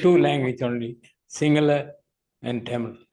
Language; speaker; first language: English; non-native, local second language; Tamil